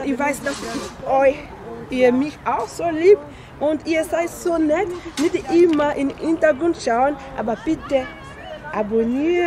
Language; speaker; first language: German; non-native, learner; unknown